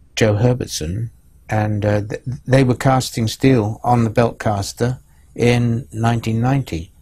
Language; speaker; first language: English; native; English